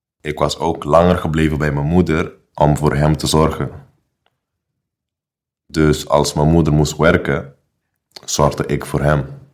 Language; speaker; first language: Dutch; non-native, local second language; Papiamento